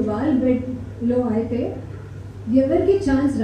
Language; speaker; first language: Telugu; non-native, learner; Hindi